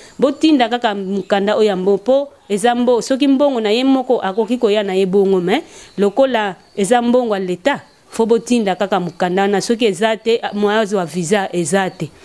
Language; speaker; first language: Lingala; non-native, local second language; Kongo